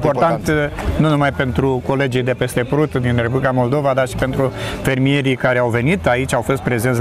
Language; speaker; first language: Romanian; native; Romanian